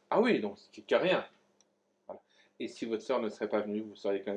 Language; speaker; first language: French; native; French